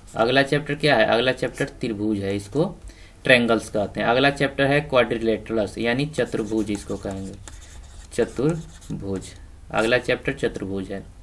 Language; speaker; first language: Hindi; native; Hindi